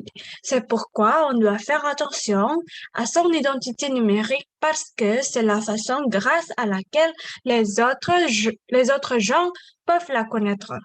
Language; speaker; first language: French; non-native, learner; Indonesian